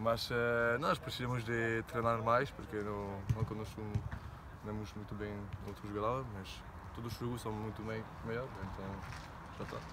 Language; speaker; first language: Portuguese; non-native, learner; French